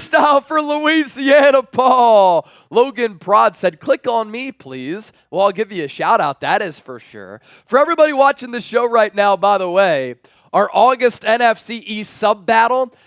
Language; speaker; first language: English; native; English